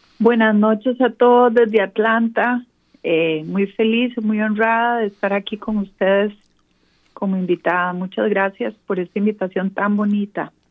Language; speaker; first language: Spanish; native; Spanish